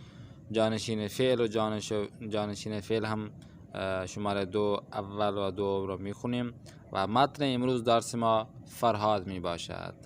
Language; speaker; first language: Persian; non-native, fluent; Urdu